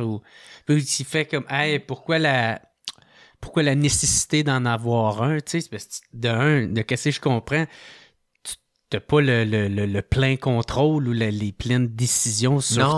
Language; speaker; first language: French; native; French